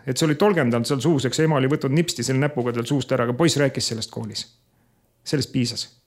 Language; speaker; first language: Estonian; native; Estonian